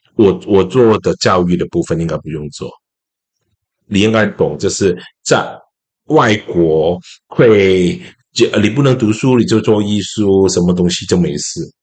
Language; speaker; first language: Chinese; non-native, local second language; Cantonese